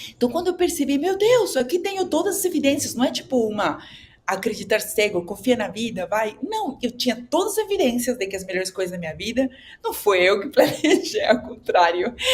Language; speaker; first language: Portuguese; non-native, fluent; Spanish